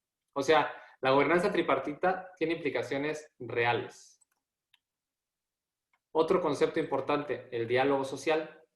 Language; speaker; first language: Spanish; native; Spanish